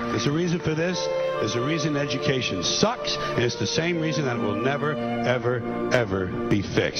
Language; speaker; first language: English; native; English